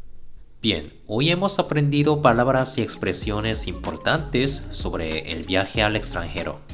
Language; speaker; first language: Spanish; non-native, fluent; Korean